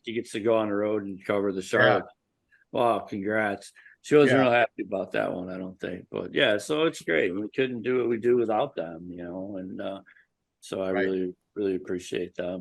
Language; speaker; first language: English; native; English